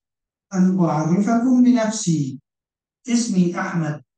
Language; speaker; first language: Arabic; non-native, learner; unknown